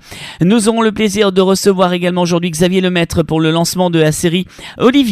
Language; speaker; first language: French; native; French